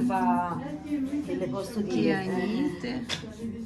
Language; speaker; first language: Italian; non-native, learner; Ukrainian